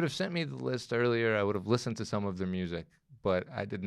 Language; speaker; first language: English; native; English